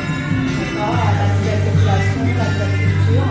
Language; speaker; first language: French; early bilingual, other home language; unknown